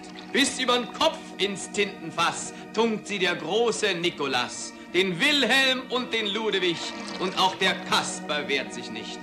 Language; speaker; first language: German; native; German